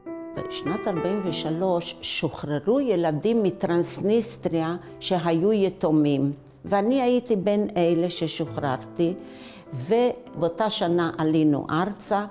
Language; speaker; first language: Hebrew; early bilingual, other home language; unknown